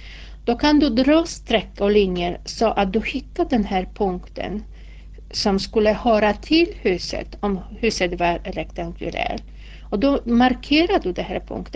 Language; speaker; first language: Swedish; non-native, fluent; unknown